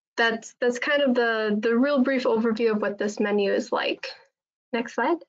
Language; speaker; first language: English; native; English